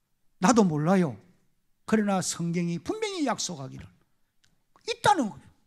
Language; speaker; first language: Korean; native; Korean